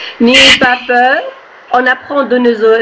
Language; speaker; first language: French; non-native, local second language; Arabic